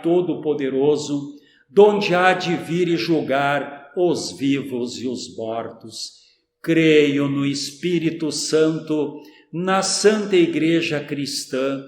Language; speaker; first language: Portuguese; native; Portuguese